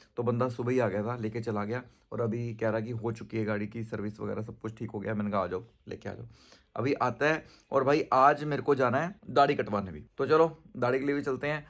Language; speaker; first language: Hindi; native; Hindi